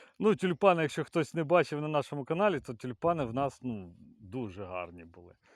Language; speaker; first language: Ukrainian; native; Ukrainian